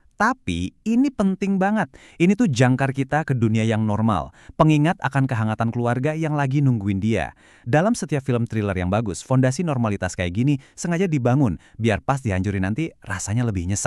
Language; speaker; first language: Indonesian; native; Indonesian